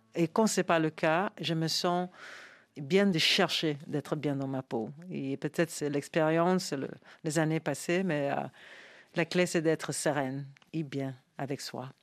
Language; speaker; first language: French; non-native, fluent; English